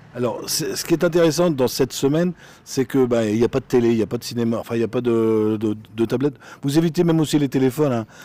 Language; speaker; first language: French; native; French